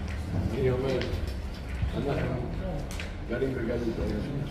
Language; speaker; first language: Hebrew; non-native, fluent; Spanish